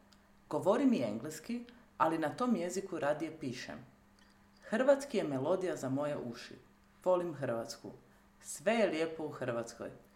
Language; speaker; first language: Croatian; early bilingual, heritage; Croatian